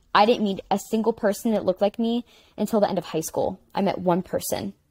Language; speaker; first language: English; native; English